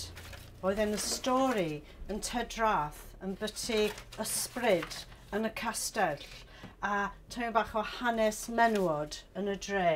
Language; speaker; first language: Welsh; non-native, learner; English